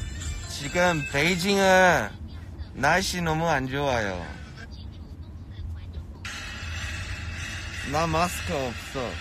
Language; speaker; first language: Korean; non-native, fluent; Chinese